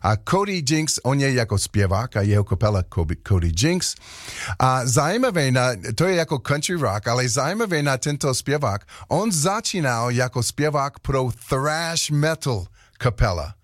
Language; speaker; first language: Czech; non-native, learner; English